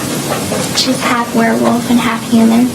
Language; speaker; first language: English; native; English